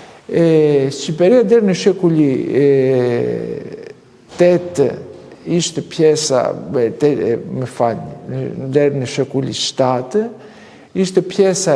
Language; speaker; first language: Albanian; non-native, fluent; Greek